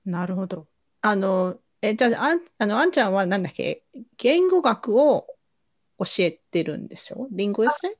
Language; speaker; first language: Japanese; native; Japanese